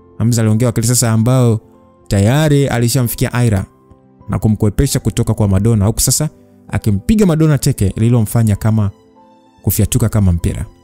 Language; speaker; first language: Swahili; native; Swahili